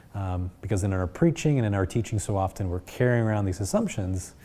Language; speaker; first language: English; early bilingual, other home language; Spanish